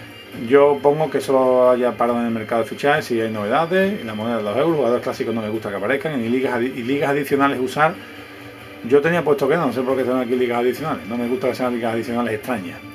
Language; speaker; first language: Spanish; native; Spanish